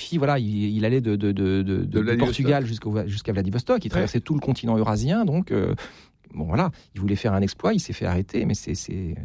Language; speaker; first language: French; native; French